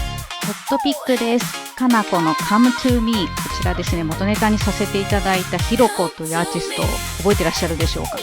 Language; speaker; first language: Japanese; native; Japanese